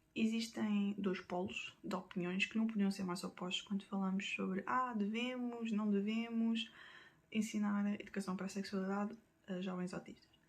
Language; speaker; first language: Portuguese; native; Portuguese